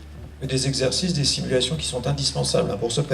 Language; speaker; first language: French; native; French